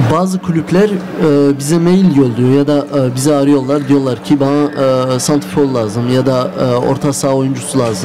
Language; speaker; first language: Turkish; early bilingual, heritage; Turkish